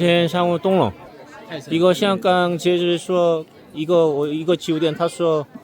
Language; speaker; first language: Chinese; non-native, fluent; Korean